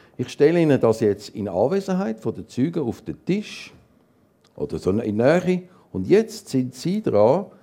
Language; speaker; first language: German; native; German